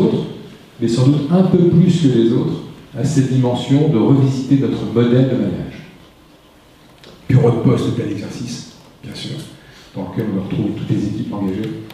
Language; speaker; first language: French; native; French